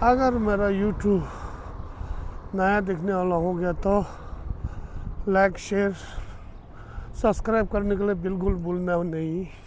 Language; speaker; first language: Hindi; non-native, fluent; Tibetan